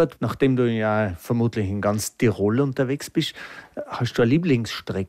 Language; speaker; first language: German; native; German